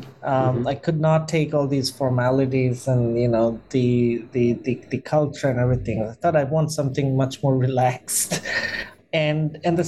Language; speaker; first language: English; non-native, local second language; Bangla